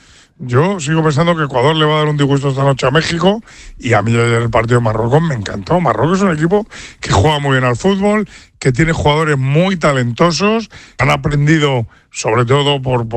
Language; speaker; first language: Spanish; native; Spanish